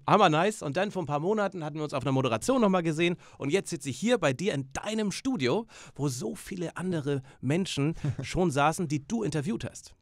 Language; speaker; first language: German; native; German